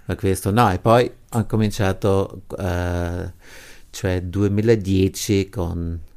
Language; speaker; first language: Italian; non-native, local second language; German